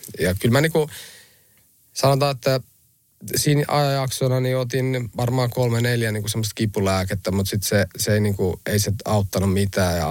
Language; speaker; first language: Finnish; early bilingual, other home language; Albanian